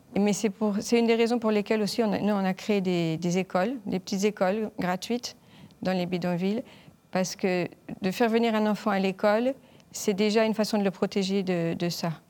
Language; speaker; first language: French; native; French